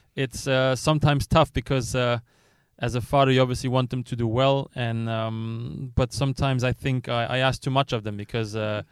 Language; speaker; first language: English; non-native, fluent; Luxembourgish